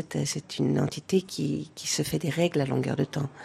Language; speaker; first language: French; native; French